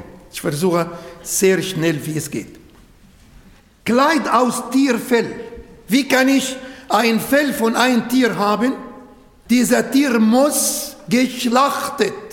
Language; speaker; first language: German; non-native, fluent; Arabic